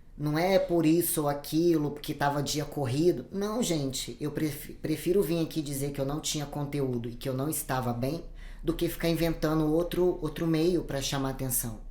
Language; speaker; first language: Portuguese; native; Portuguese